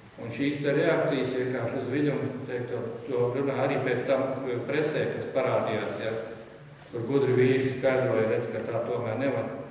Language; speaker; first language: Latvian; native; Latvian